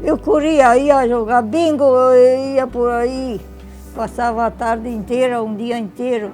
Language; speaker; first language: Portuguese; non-native, local second language; German